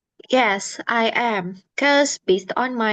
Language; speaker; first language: English; non-native, learner; Indonesian